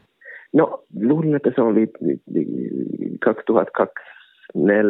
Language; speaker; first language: Finnish; non-native, local second language; Swedish